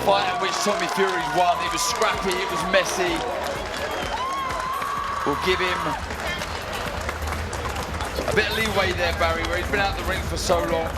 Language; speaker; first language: English; native; English